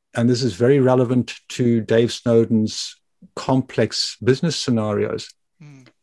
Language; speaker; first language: English; native; English